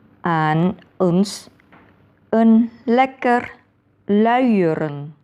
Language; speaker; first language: Dutch; non-native, learner; Thai